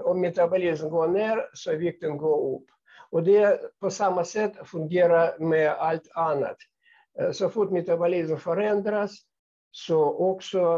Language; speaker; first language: Swedish; non-native, fluent; Russian